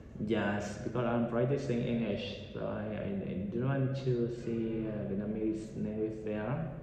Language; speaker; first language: English; non-native, learner; Vietnamese